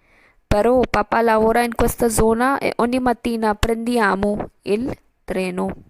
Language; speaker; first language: Italian; non-native, fluent; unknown